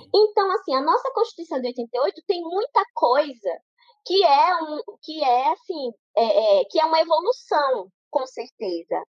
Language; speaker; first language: Portuguese; native; Portuguese